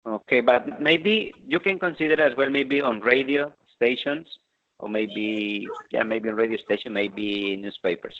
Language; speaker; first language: English; non-native, fluent; Spanish